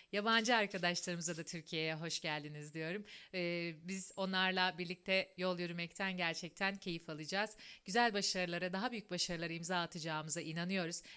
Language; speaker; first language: Turkish; native; Turkish